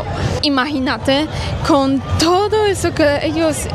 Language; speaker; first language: Spanish; non-native, fluent; Polish